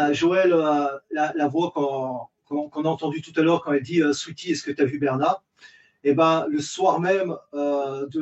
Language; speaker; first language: French; native; French